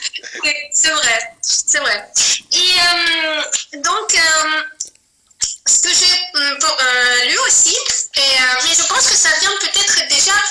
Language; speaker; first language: French; non-native, fluent; Azerbaijani